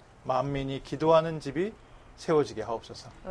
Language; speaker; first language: Korean; native; Korean